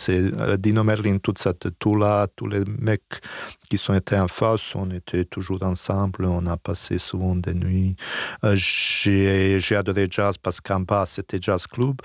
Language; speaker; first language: French; non-native, fluent; Bosnian